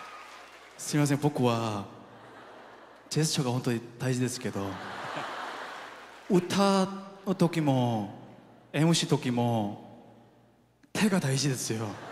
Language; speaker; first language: Japanese; non-native, fluent; Korean